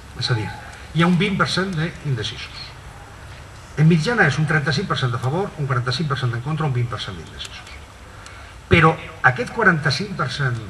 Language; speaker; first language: Catalan; non-native, local second language; Spanish